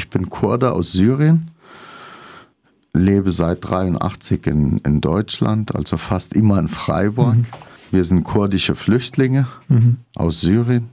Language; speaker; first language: German; non-native, fluent; Arabic